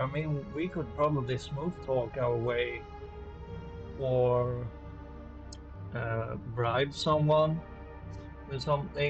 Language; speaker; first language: English; non-native, fluent; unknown